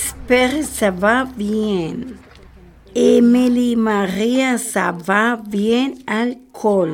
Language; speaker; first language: French; non-native, learner; Spanish